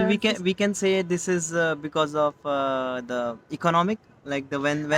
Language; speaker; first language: English; non-native, local second language; Hindi